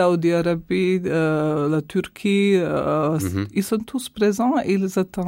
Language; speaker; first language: French; non-native, fluent; Croatian